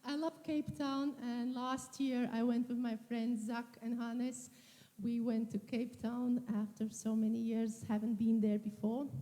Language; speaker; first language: English; non-native, fluent; Latvian